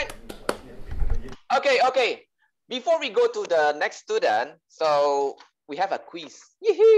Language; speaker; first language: English; non-native, learner; Indonesian